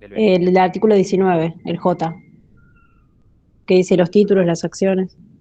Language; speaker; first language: Spanish; native; Spanish